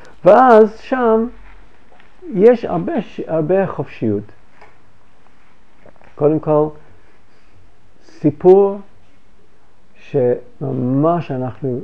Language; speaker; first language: Hebrew; non-native, fluent; English